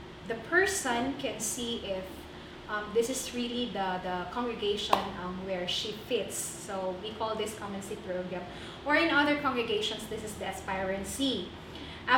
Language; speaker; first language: English; non-native, local second language; Cebuano